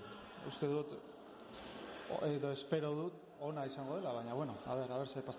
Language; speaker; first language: Basque; non-native, local second language; Spanish